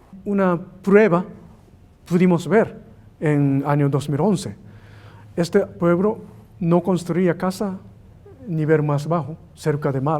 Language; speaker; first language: Spanish; non-native, learner; Japanese